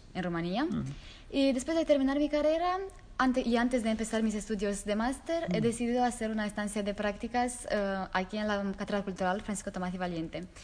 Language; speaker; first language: Spanish; non-native, fluent; Romanian